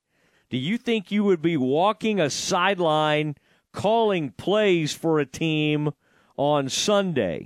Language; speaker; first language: English; native; English